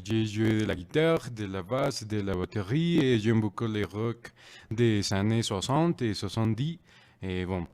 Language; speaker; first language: French; non-native, learner; Spanish